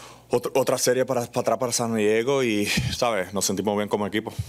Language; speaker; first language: Spanish; early bilingual, heritage; Spanish